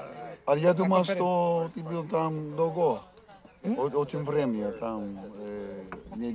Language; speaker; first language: Russian; non-native, learner; Polish